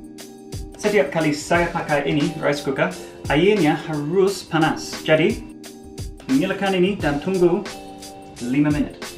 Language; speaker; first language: Indonesian; non-native, fluent; English